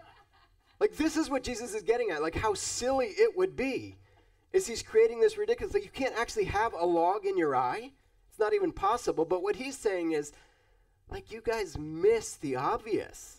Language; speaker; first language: English; native; English